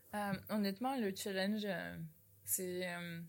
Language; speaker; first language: French; non-native, fluent; Russian